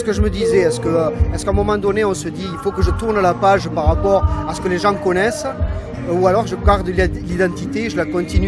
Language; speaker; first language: French; native; French